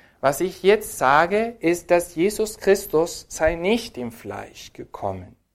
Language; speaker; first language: German; non-native, fluent; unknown